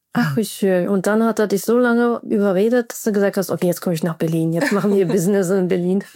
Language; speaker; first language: German; native; German